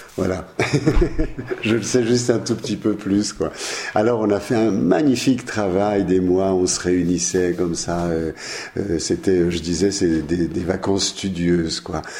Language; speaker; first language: French; non-native, fluent; Italian